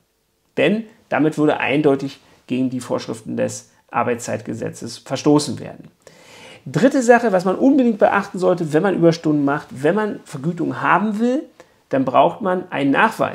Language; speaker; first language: German; native; German